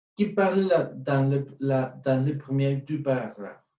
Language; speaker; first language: French; non-native, fluent; Spanish